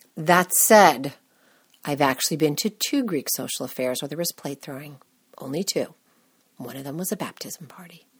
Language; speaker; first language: English; native; English